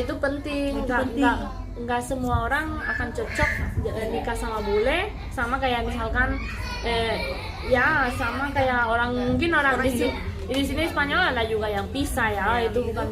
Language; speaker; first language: Indonesian; non-native, fluent; Spanish